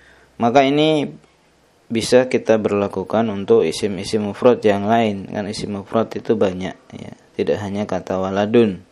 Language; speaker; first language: Indonesian; native; Indonesian